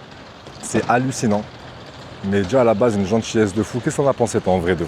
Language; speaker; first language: French; native; French